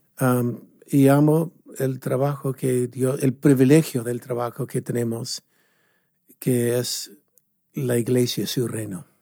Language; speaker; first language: Spanish; non-native, fluent; English